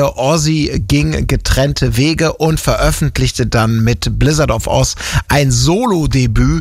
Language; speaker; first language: German; native; German